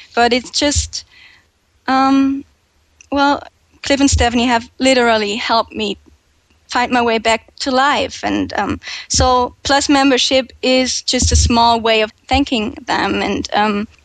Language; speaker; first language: English; non-native, fluent; German